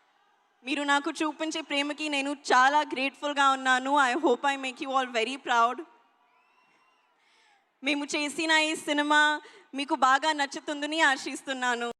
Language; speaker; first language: Telugu; non-native, learner; Hindi